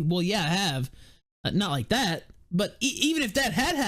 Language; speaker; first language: English; native; English